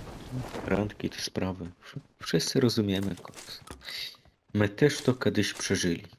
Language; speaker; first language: Polish; native; Polish